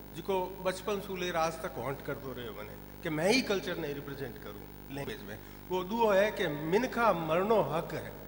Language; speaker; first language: Hindi; non-native, local second language; Rajasthani